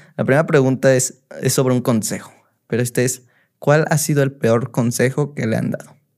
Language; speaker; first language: Spanish; native; Spanish